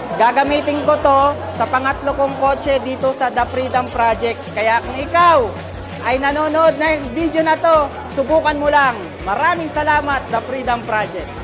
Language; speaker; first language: Filipino; non-native, local second language; Bikol